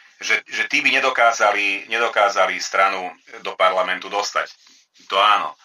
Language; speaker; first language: Slovak; non-native, local second language; Hungarian